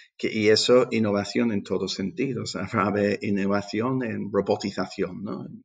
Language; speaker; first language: Spanish; non-native, fluent; English